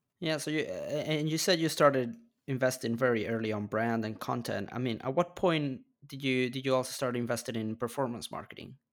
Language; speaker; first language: English; non-native, fluent; Spanish